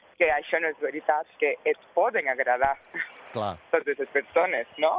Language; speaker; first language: Catalan; non-native, local second language; Spanish